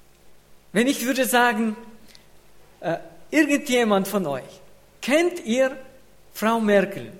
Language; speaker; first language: German; non-native, fluent; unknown